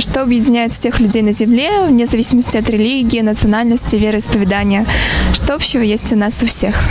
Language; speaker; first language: Russian; native; Russian